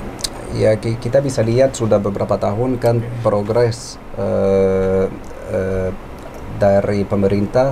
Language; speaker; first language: Indonesian; non-native, fluent; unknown